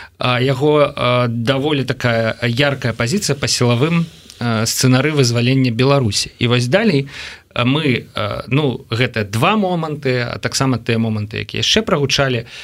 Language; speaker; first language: Belarusian; non-native, local second language; Russian